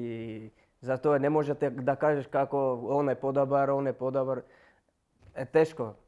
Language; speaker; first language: Macedonian; non-native, learner; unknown